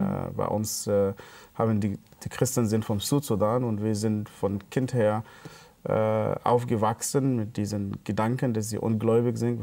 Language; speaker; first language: German; non-native, fluent; Arabic